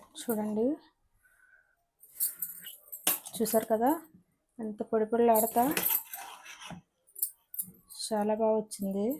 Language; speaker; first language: Telugu; native; Telugu